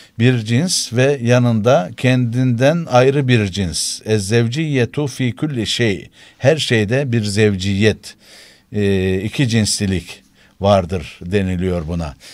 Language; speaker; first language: Turkish; native; Turkish